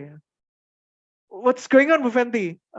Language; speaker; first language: English; non-native, fluent; Indonesian